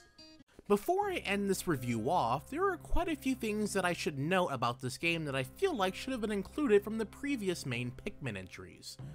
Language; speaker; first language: English; native; English